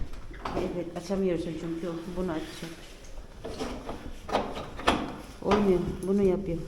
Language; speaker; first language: Turkish; non-native, learner; Filipino